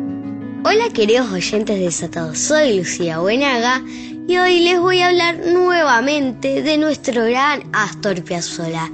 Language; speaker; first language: Spanish; native; Spanish